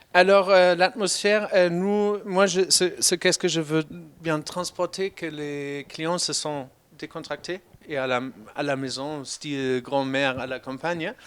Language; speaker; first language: French; non-native, fluent; German